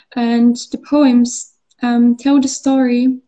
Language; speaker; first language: English; non-native, fluent; German